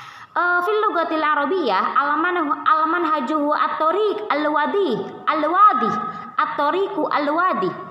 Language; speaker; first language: Arabic; non-native, learner; Indonesian